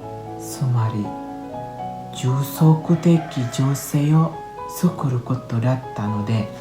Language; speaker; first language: Japanese; non-native, learner; Indonesian